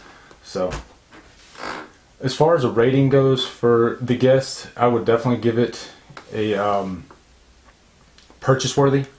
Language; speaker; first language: English; native; English